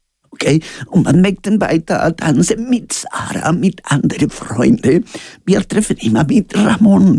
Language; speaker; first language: German; non-native, learner; Spanish